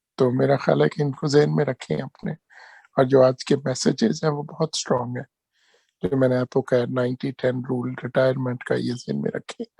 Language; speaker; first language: Urdu; non-native, local second language; Punjabi